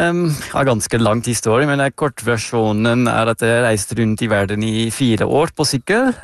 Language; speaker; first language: Norwegian; non-native, learner; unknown